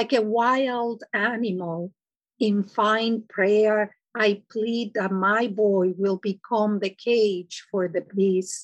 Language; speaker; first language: English; non-native, fluent; Spanish